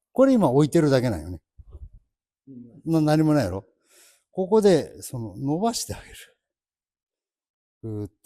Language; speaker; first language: Japanese; native; Japanese